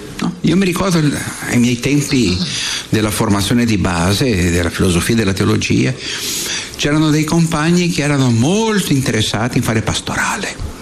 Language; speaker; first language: Italian; non-native, fluent; Portuguese